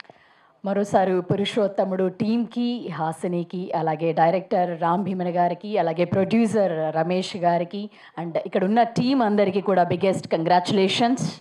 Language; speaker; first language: Telugu; native; Telugu